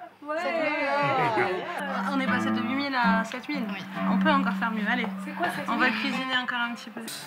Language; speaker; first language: French; native; French